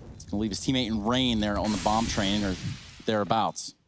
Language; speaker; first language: English; native; English